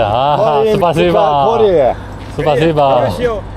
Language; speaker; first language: Russian; non-native, learner; Korean